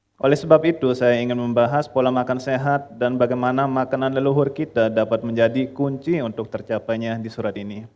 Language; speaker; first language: Indonesian; early bilingual, heritage; Indonesian